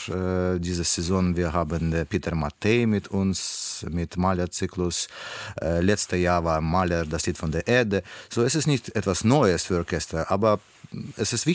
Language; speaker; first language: German; non-native, learner; Russian